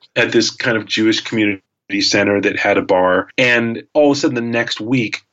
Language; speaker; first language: English; native; English